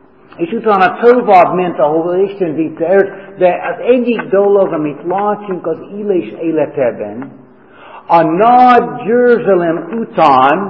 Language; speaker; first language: Hungarian; non-native, fluent; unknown